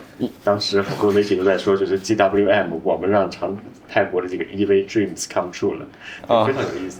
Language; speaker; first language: Chinese; native; Chinese